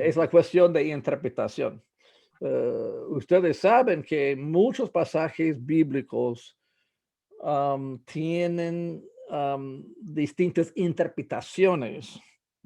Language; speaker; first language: Spanish; non-native, fluent; English